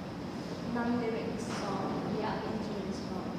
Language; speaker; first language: English; non-native, fluent; Vietnamese